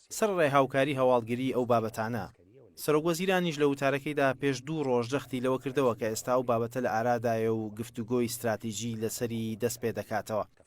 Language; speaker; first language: Central Kurdish; native; Central Kurdish